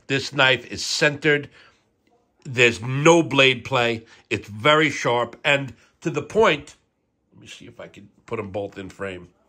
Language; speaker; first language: English; native; English